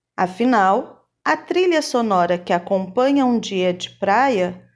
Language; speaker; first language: Portuguese; native; Portuguese